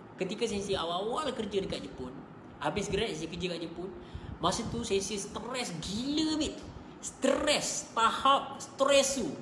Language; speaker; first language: Malay; native; Malay